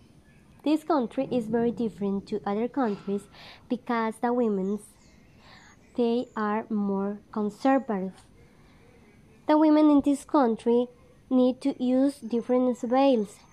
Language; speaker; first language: English; non-native, learner; Spanish